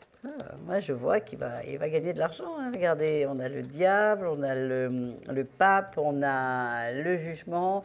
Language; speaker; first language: French; native; French